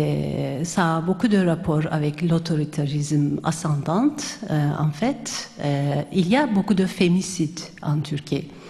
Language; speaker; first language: French; non-native, fluent; Turkish